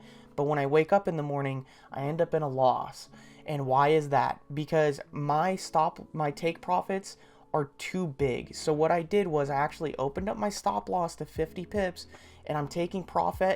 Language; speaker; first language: English; native; English